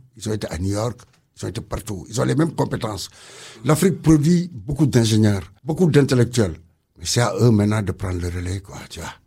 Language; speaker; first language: French; non-native, local second language; Wolof